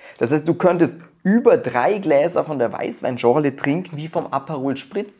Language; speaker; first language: German; native; German